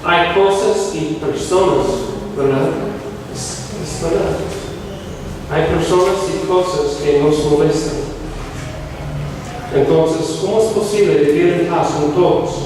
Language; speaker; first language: Spanish; non-native, fluent; English